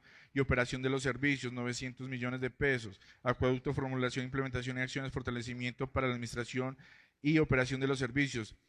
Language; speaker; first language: Spanish; native; Spanish